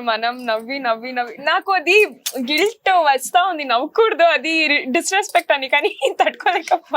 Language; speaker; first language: Telugu; non-native, local second language; Kannada